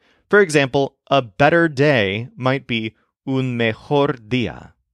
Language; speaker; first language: Spanish; non-native, fluent; English